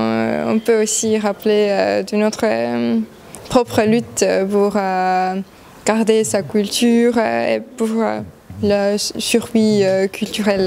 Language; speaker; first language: French; non-native, fluent; Estonian